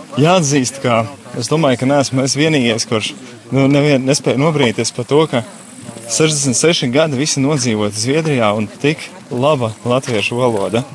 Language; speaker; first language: Latvian; native; Latvian